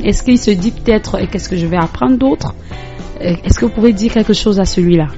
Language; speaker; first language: French; non-native, local second language; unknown